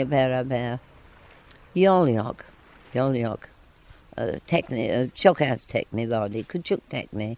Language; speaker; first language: Turkish; non-native, learner; English